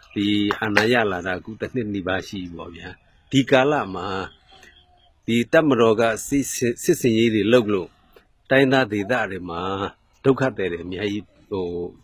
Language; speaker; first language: Burmese; non-native, local second language; Mon